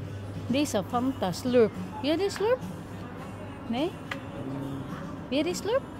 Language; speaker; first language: Dutch; non-native, learner; Filipino